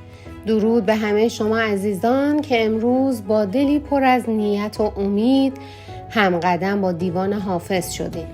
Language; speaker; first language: Persian; native; Persian